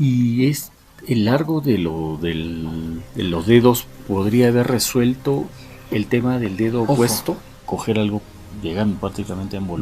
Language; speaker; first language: Spanish; native; Spanish